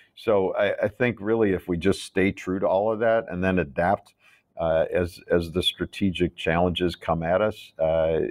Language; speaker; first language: English; native; English